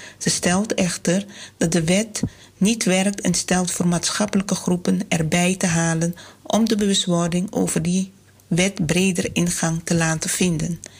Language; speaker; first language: Dutch; native; Dutch